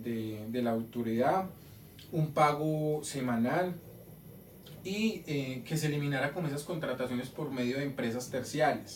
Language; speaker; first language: Spanish; native; Spanish